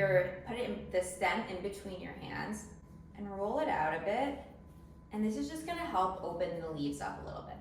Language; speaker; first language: English; native; English